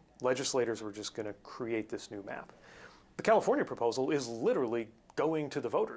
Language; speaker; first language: English; native; English